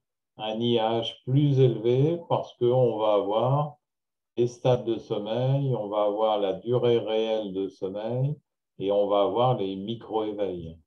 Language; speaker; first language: French; native; French